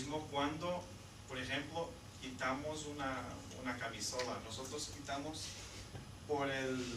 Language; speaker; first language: Spanish; non-native, fluent; Portuguese